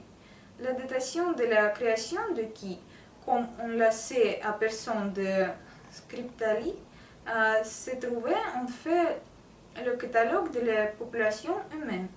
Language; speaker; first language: French; non-native, learner; Russian